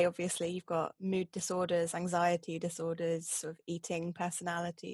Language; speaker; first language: English; native; English